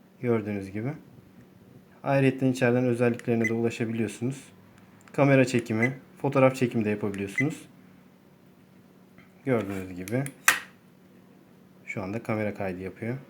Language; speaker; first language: Turkish; native; Turkish